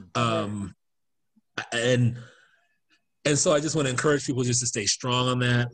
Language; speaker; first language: English; native; English